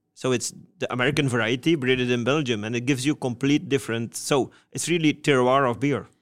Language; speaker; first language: English; non-native, fluent; Dutch